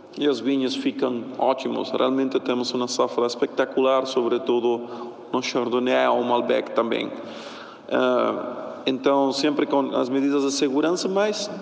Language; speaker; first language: Portuguese; non-native, fluent; Spanish